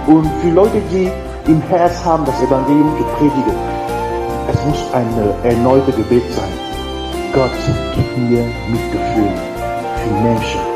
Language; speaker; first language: German; non-native, learner; French